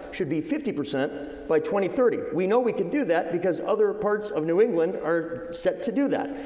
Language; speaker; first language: English; native; English